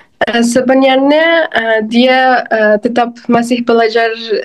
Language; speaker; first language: Indonesian; non-native, fluent; Uzbek